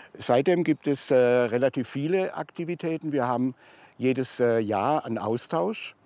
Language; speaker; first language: German; native; German